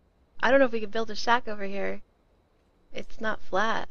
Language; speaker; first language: English; native; English